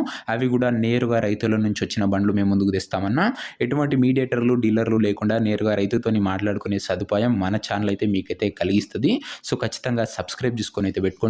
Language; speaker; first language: Telugu; native; Telugu